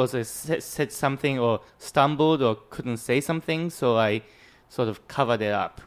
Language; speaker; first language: English; non-native, fluent; Japanese